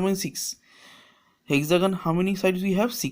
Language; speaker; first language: English; non-native, local second language; Bangla